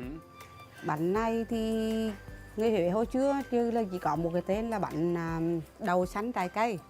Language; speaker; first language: Vietnamese; native; Vietnamese